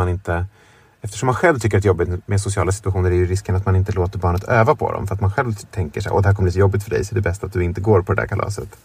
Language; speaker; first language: Swedish; native; Swedish